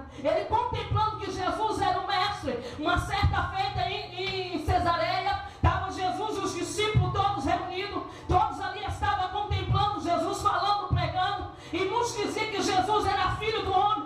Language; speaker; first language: Portuguese; native; Portuguese